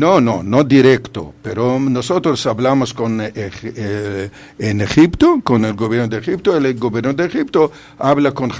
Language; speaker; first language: Spanish; non-native, fluent; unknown